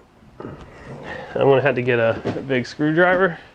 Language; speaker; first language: English; native; English